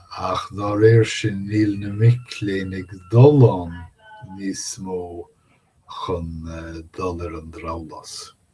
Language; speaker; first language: Irish; non-native, fluent; English